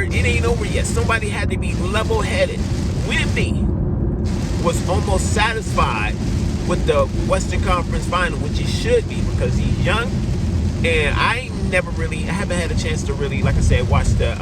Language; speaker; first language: English; native; English